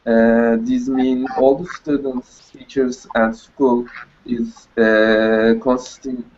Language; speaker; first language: English; non-native, learner; Turkish